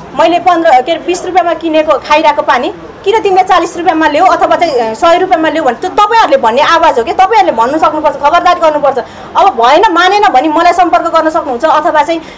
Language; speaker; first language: Nepali; native; Nepali